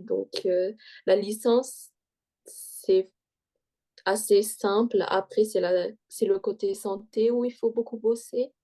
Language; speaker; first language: French; early bilingual, heritage; French